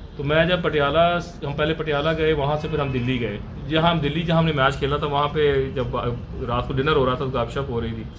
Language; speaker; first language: Urdu; non-native, local second language; Punjabi